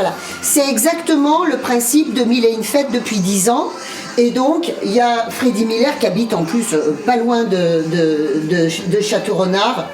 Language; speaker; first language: French; native; French